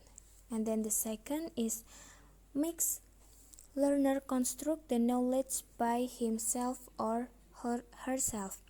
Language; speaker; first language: English; non-native, learner; Indonesian